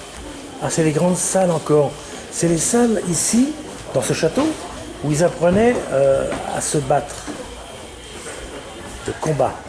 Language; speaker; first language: French; native; French